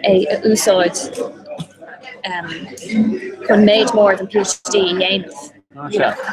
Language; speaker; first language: Irish; non-native, local second language; English